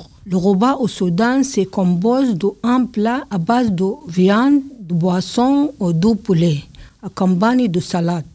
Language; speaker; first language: French; non-native, learner; Arabic